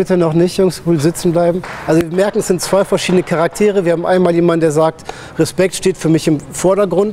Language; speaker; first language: German; native; German